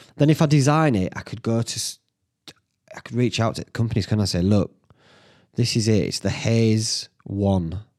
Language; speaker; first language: English; native; English